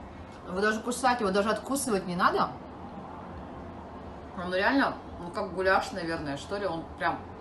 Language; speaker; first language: Russian; native; Russian